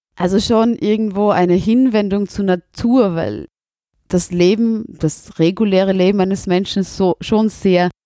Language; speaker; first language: German; native; German